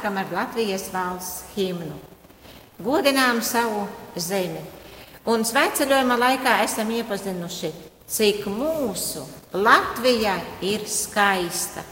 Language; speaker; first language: Latvian; native; Latvian